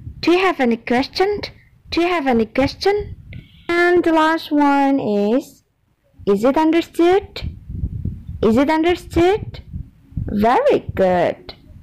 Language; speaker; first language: English; non-native, fluent; Indonesian